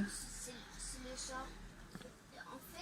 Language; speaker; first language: French; native; French